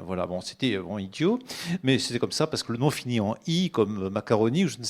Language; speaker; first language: French; native; French